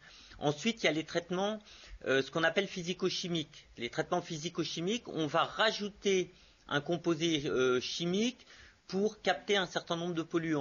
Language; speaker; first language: French; native; French